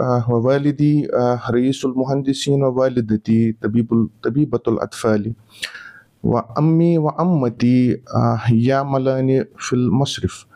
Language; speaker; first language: Arabic; non-native, learner; Kashmiri